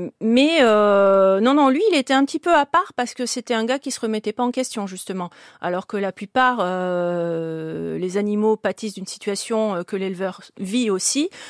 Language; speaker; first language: French; native; French